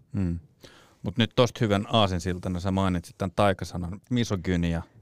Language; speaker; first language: Finnish; native; Finnish